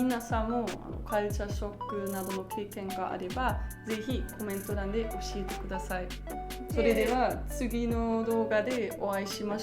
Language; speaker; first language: Japanese; non-native, learner; German